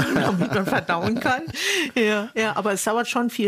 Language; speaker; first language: German; native; German